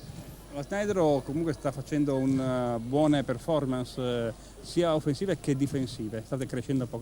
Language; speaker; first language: Italian; native; Italian